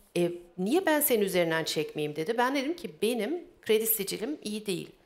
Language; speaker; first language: Turkish; early bilingual, heritage; Turkish